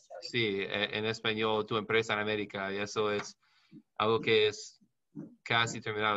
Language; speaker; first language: Spanish; non-native, learner; English